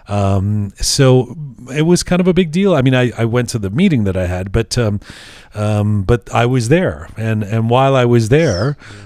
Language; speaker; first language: English; native; English